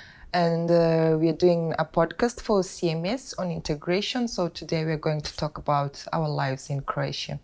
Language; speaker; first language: English; non-native, fluent; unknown